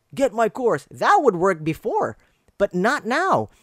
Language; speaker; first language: English; non-native, local second language; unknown